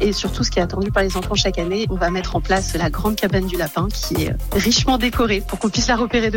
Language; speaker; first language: French; native; French